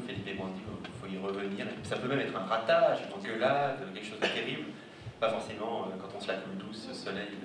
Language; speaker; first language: French; native; French